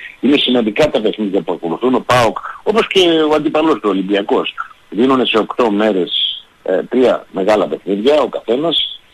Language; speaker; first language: Greek; native; Greek